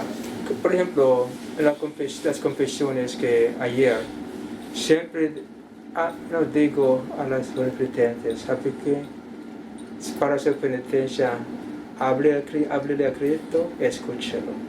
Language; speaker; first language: Spanish; non-native, learner; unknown